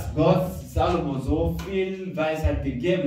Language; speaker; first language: German; non-native, fluent; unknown